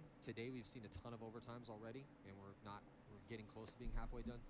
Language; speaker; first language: English; native; English